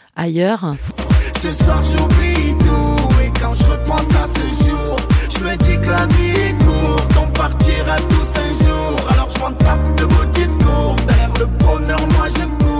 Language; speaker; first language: French; native; French